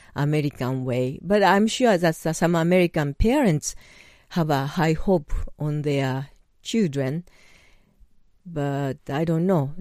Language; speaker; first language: English; non-native, fluent; Japanese